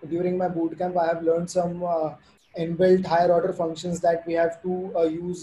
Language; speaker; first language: English; non-native, local second language; Hindi